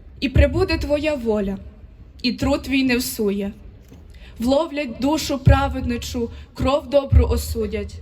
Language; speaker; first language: Ukrainian; native; Ukrainian